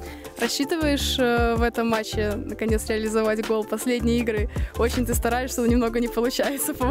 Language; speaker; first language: Russian; native; Russian